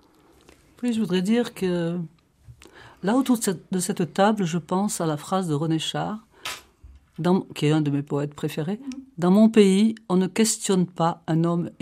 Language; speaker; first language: French; native; French